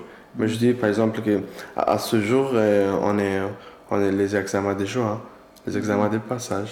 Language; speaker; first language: French; non-native, learner; Persian